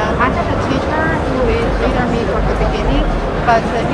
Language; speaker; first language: English; non-native, learner; Chinese